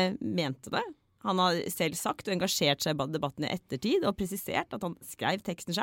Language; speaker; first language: Norwegian; native; Norwegian